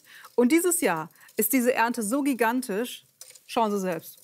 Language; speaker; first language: German; native; German